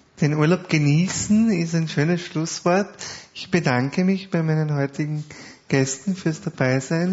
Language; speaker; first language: German; native; German